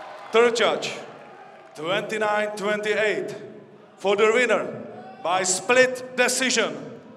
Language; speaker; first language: English; non-native, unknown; Czech